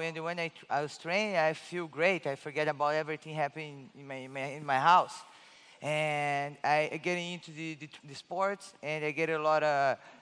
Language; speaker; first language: English; non-native, learner; Portuguese